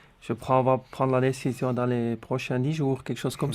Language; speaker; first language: French; non-native, local second language; Swiss German